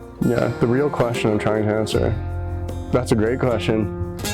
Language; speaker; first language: English; native; English